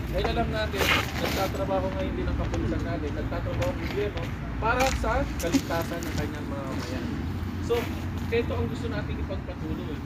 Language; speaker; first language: Filipino; native; Filipino